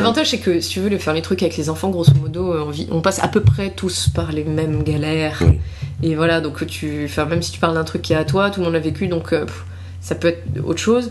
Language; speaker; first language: French; native; French